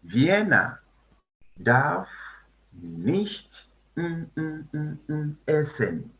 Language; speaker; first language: German; non-native, fluent; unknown